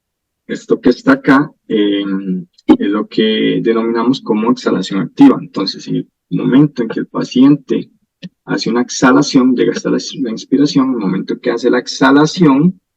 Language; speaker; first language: Spanish; native; Spanish